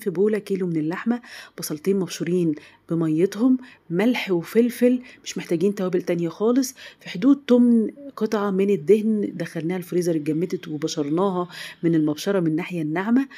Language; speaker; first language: Arabic; native; Arabic